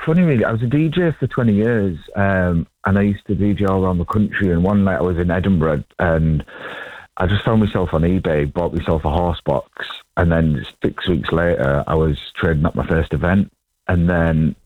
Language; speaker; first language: English; native; English